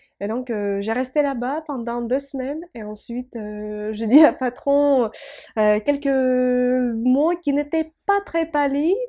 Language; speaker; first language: French; non-native, fluent; Russian